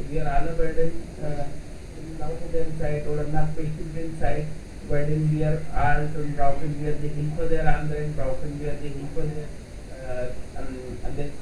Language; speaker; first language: German; non-native, learner; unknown